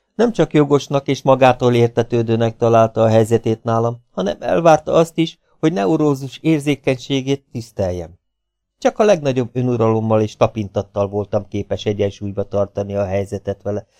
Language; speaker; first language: Hungarian; native; Hungarian